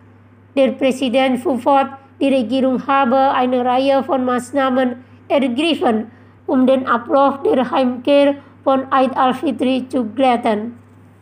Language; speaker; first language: German; non-native, fluent; Indonesian